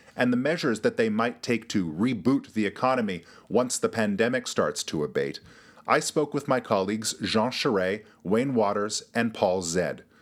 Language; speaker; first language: English; native; English